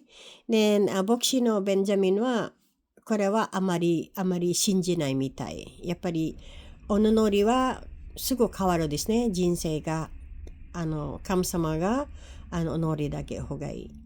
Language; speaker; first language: Japanese; non-native, learner; Filipino